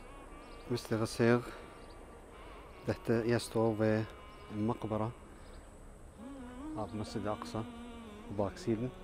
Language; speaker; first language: Norwegian; early bilingual, other home language; Urdu